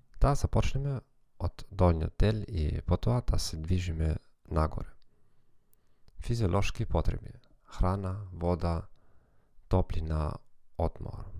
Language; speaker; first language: Macedonian; non-native, fluent; German